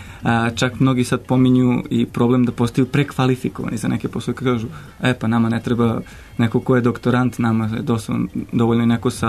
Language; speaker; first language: Serbian; native; Serbian